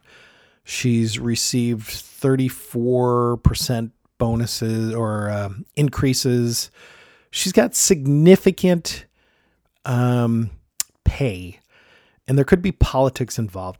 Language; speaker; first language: English; native; English